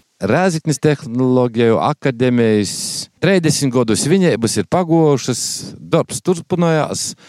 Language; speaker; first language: Latvian; native; Latvian